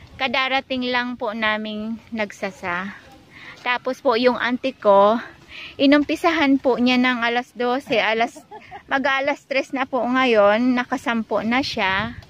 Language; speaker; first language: Filipino; non-native, local second language; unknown